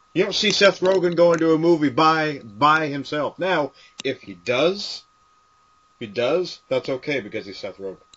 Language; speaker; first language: English; native; English